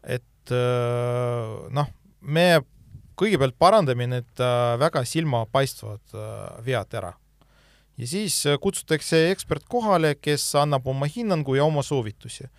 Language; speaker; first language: Estonian; non-native, local second language; Russian